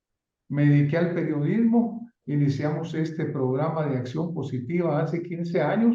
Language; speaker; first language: Spanish; native; Spanish